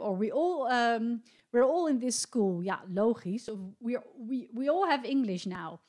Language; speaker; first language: English; non-native, fluent; Dutch